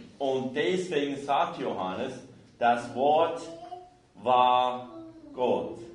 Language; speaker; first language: German; non-native, fluent; English